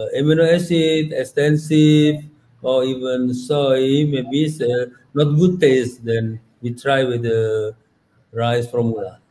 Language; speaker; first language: English; non-native, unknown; Indonesian